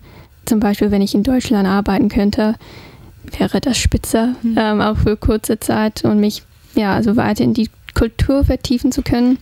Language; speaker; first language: German; non-native, fluent; English